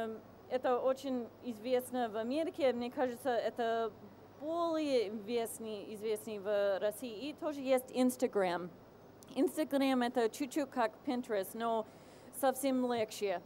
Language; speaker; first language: Russian; non-native, fluent; English